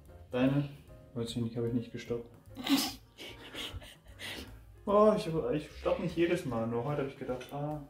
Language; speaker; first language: German; non-native, learner; Korean